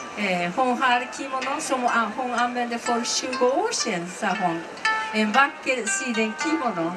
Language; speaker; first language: Swedish; non-native, learner; Japanese